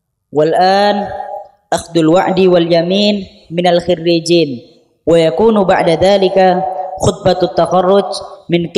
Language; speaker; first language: Arabic; non-native, fluent; Indonesian